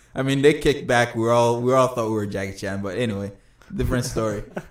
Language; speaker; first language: English; early bilingual, other home language; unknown